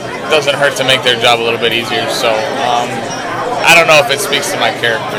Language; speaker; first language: English; early bilingual, other home language; Italian